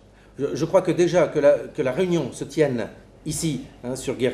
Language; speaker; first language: French; native; French